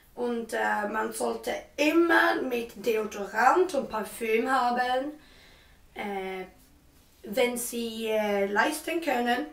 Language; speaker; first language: German; non-native, learner; Swedish